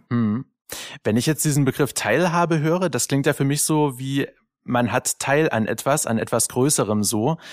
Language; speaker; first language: German; native; German